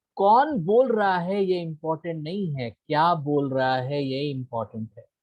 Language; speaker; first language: Hindi; non-native, local second language; Bangla